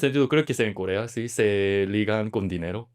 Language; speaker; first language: Spanish; non-native, learner; Korean